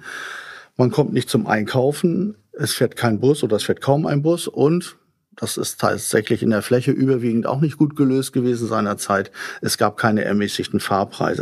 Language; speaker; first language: German; native; German